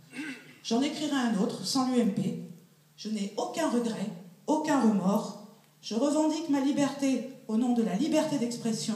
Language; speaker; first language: French; native; French